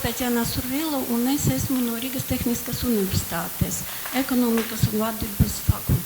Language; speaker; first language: Latvian; non-native, local second language; Russian